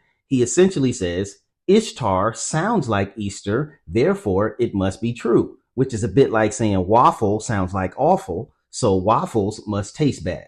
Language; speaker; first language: English; native; English